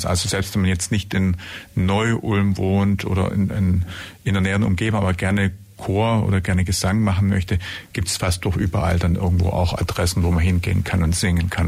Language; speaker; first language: German; native; German